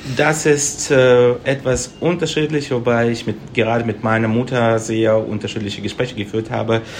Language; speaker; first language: German; non-native, fluent; Russian